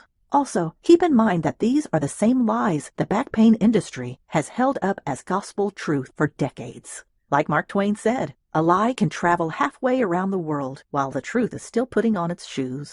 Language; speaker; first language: English; native; English